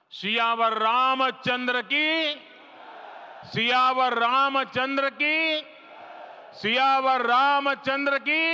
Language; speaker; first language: Hindi; non-native, local second language; Gujarati